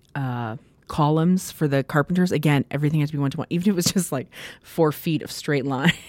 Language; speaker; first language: English; native; English